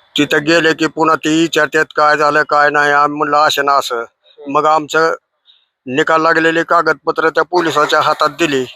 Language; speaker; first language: Marathi; native; Marathi